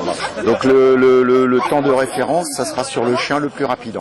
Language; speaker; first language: French; native; French